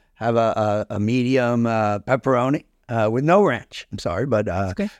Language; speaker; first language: English; native; English